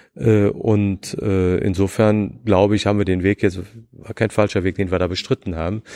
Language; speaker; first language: German; native; German